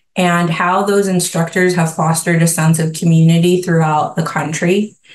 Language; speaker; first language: English; native; English